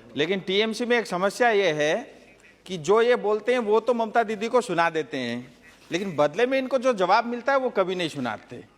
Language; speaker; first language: Hindi; non-native, local second language; Nepali